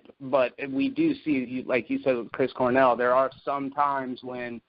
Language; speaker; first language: English; native; English